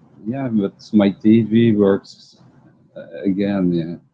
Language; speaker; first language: English; non-native, learner; Dutch